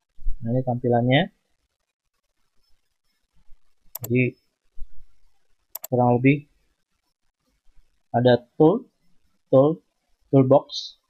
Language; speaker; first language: Indonesian; native; Indonesian